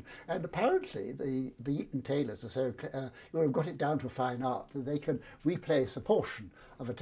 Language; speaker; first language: English; native; English